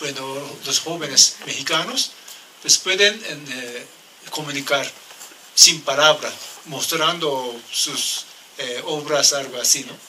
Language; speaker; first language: Spanish; non-native, learner; Japanese